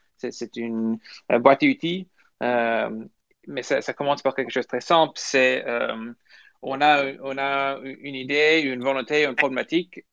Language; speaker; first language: French; non-native, fluent; English